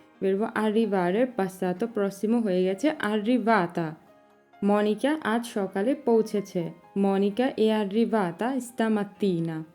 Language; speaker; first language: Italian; non-native, fluent; Bangla